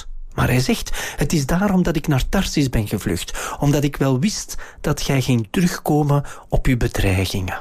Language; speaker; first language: Dutch; native; Dutch